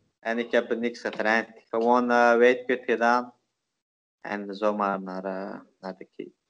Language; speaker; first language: Dutch; non-native, learner; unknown